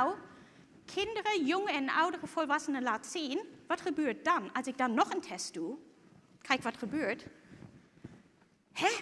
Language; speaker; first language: Dutch; non-native, fluent; German